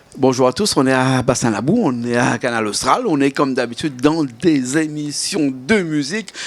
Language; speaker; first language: French; native; French